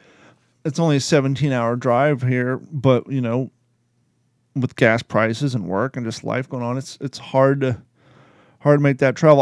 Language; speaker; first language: English; native; English